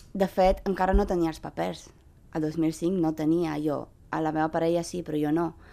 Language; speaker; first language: Catalan; non-native, fluent; Romanian